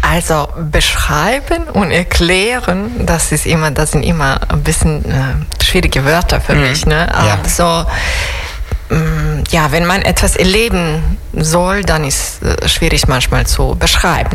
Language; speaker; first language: German; non-native, fluent; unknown